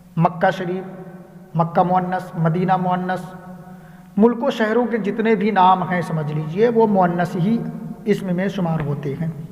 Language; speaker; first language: Urdu; native; Urdu